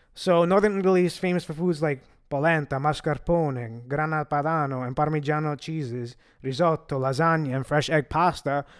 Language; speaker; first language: English; early bilingual, other home language; Italian